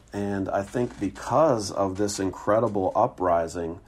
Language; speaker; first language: English; native; English